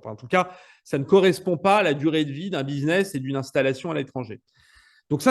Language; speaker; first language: French; native; French